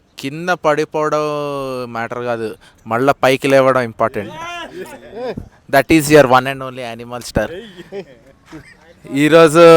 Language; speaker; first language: Telugu; native; Telugu